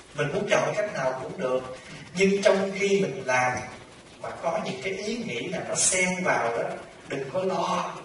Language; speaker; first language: Vietnamese; native; Vietnamese